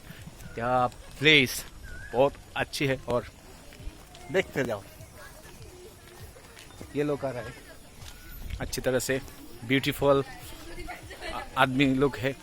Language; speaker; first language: Hindi; non-native, learner; Bangla